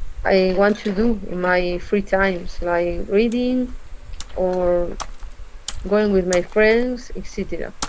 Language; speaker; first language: English; non-native, learner; Spanish